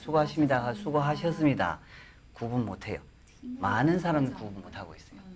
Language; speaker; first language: Korean; non-native, fluent; Chinese